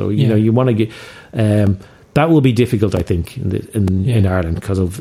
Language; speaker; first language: English; native; English